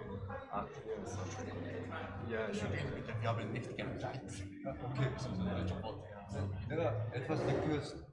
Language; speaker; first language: German; non-native, fluent; Korean